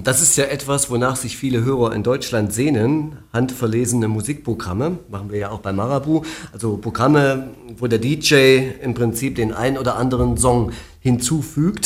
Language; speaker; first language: German; native; German